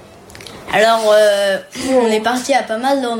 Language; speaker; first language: French; early bilingual, heritage; French